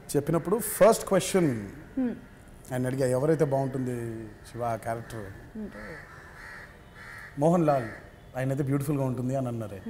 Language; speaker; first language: Telugu; native; Telugu